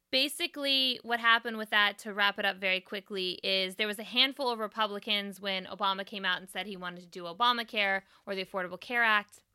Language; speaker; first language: English; native; English